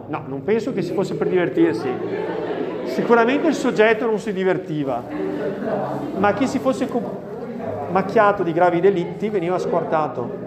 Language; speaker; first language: Italian; native; Italian